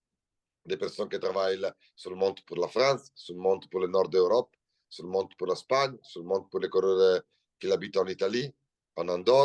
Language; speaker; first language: French; non-native, learner; Italian